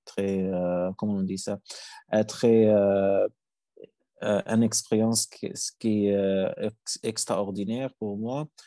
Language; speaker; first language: French; non-native, learner; Arabic